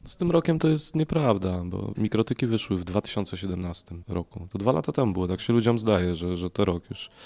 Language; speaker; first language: Polish; native; Polish